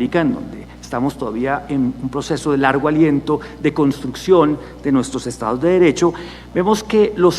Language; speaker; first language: Spanish; native; Spanish